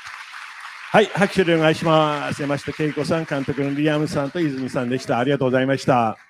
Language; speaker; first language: Japanese; native; Japanese